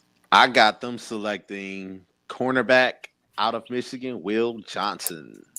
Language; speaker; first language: English; native; English